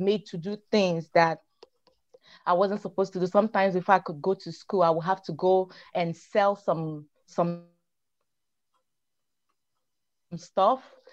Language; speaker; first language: English; non-native, local second language; Igbo